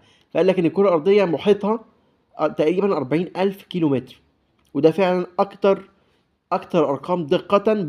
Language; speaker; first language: Arabic; native; Arabic